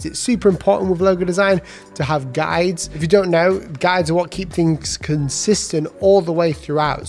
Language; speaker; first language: English; native; English